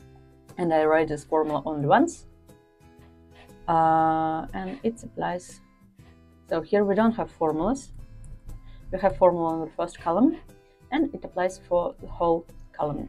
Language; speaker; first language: English; non-native, fluent; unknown